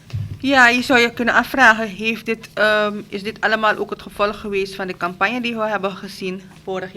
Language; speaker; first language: Dutch; native; Dutch